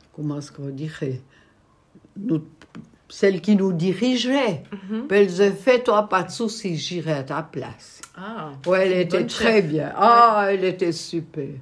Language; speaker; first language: French; native; French